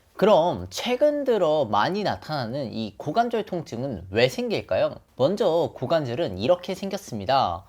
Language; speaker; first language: Korean; native; Korean